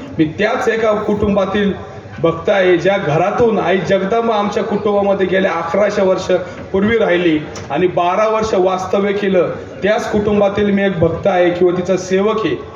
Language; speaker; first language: Marathi; native; Marathi